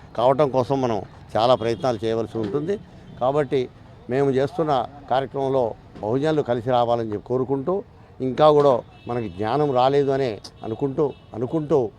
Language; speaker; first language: Telugu; native; Telugu